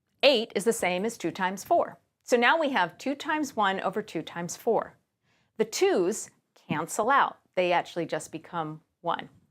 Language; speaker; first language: English; native; English